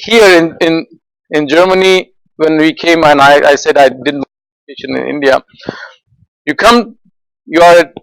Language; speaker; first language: English; non-native, fluent; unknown